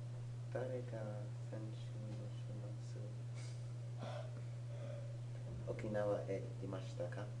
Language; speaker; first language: Japanese; non-native, learner; English